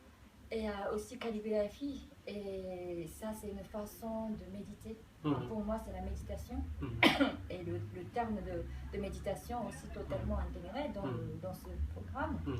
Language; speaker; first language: French; non-native, fluent; Japanese